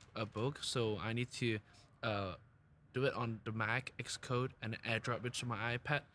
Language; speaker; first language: English; non-native, local second language; Cantonese